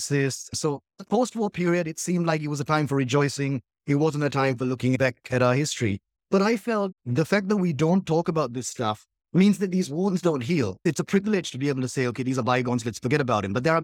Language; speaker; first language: English; native; English